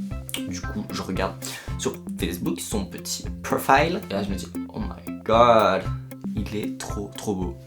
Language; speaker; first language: French; native; French